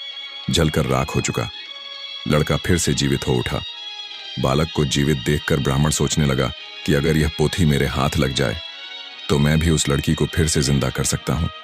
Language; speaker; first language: Hindi; native; Hindi